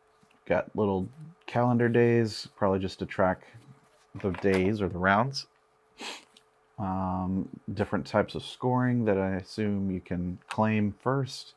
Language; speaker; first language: English; native; English